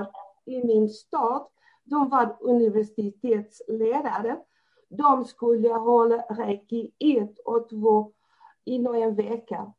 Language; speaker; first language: Swedish; non-native, fluent; Portuguese